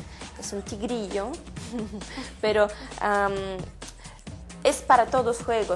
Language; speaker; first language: Spanish; non-native, learner; Russian